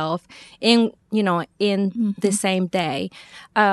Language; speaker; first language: English; non-native, fluent; Spanish